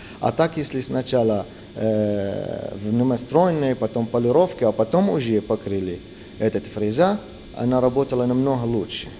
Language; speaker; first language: Russian; non-native, learner; Arabic